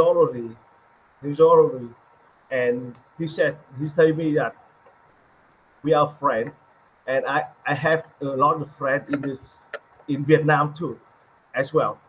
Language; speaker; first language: English; non-native, learner; Vietnamese